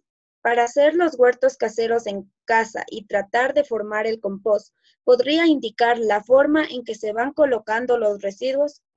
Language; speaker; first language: Spanish; native; Spanish